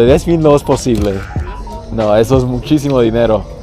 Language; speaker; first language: Spanish; non-native, fluent; English